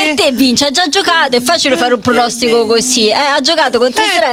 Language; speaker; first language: Italian; native; Italian